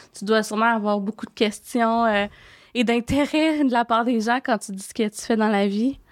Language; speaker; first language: French; native; French